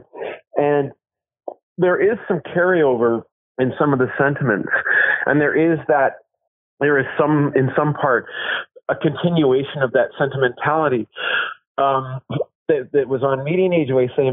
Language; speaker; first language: English; native; English